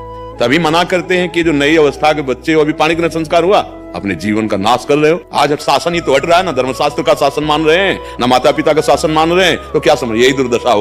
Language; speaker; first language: Hindi; native; Hindi